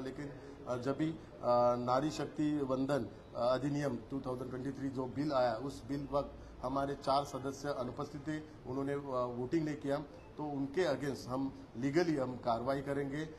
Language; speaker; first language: Hindi; non-native, local second language; Marathi